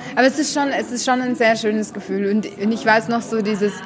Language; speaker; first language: German; early bilingual, heritage; Arabic